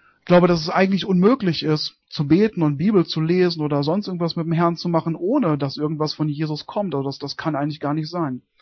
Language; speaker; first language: German; native; German